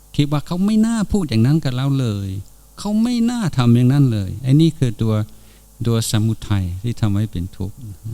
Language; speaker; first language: Thai; non-native, fluent; English